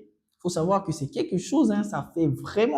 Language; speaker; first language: French; non-native, local second language; Sango